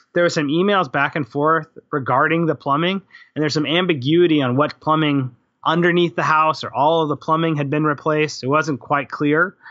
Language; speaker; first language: English; native; English